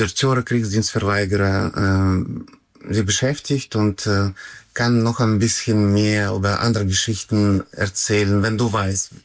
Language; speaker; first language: German; non-native, learner; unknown